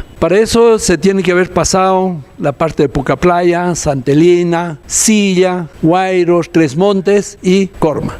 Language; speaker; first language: Spanish; native; Spanish